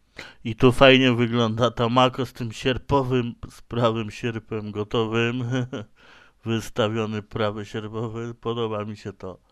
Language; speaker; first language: Polish; native; Polish